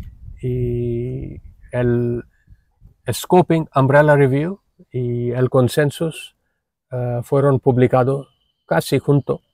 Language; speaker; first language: Spanish; non-native, fluent; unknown